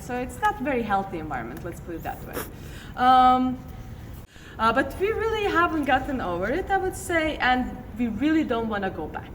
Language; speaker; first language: English; non-native, fluent; Latvian